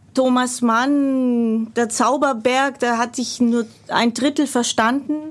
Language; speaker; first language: German; non-native, fluent; Greek